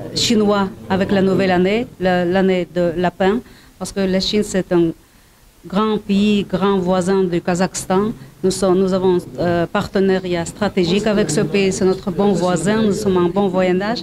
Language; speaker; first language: French; non-native, fluent; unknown